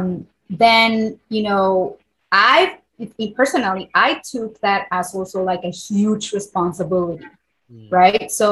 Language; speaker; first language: English; non-native, fluent; Spanish